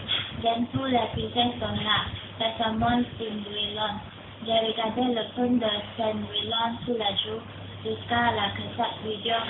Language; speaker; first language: French; non-native, learner; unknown